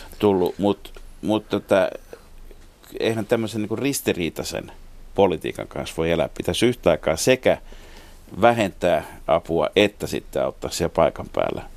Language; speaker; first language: Finnish; native; Finnish